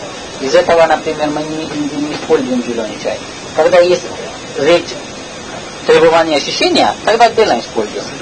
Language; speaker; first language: Russian; non-native, learner; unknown